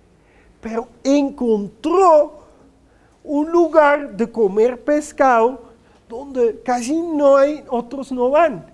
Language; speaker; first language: Spanish; non-native, fluent; Dutch